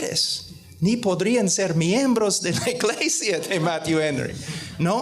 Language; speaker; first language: Spanish; non-native, fluent; English